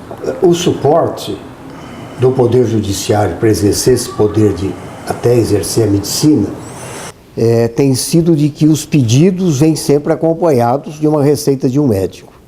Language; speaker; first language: Portuguese; native; Portuguese